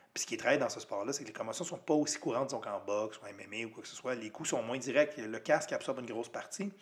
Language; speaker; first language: French; native; French